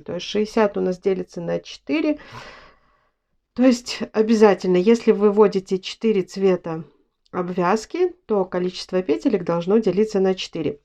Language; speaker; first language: Russian; native; Russian